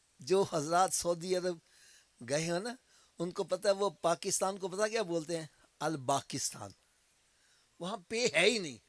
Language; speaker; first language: Urdu; non-native, local second language; Punjabi